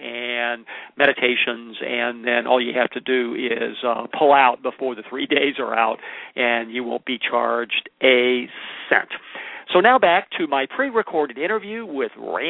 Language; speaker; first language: English; native; English